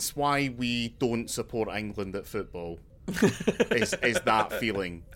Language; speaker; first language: English; native; English